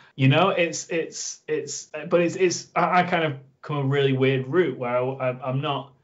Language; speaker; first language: English; native; English